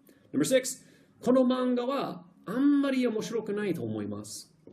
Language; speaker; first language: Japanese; non-native, fluent; English